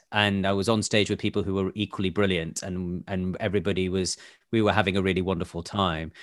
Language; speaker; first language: English; native; English